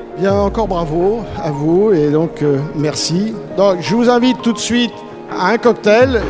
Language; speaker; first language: French; native; French